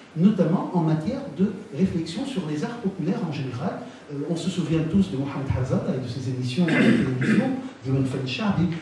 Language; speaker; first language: French; non-native, local second language; Arabic